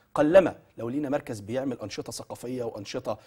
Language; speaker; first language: Arabic; native; Arabic